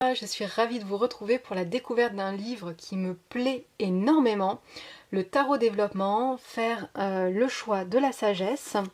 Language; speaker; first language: French; native; French